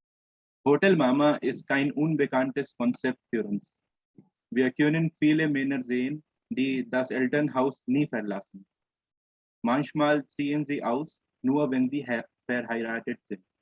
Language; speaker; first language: German; non-native, fluent; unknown